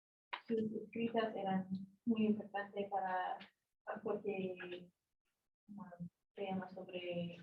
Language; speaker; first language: Spanish; non-native, learner; English